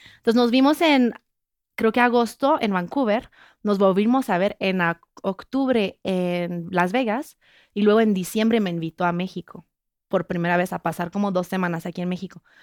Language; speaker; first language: Spanish; non-native, fluent; French